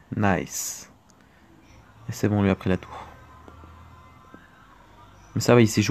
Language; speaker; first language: French; native; French